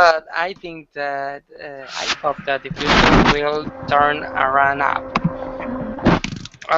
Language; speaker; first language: English; non-native, learner; Spanish